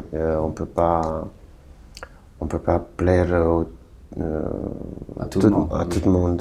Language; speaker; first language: French; non-native, fluent; Romanian